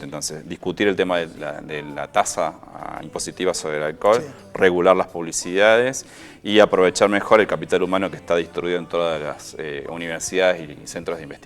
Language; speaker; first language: Spanish; native; Spanish